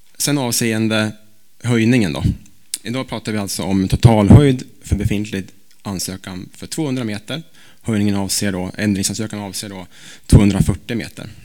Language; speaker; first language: Swedish; native; Swedish